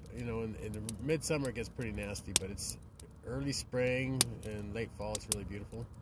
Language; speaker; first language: English; native; English